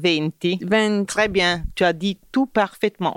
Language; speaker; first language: French; non-native, fluent; Italian